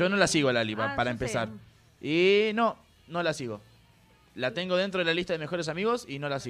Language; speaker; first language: Spanish; native; Spanish